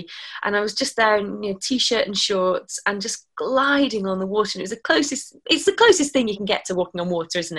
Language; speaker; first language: English; native; English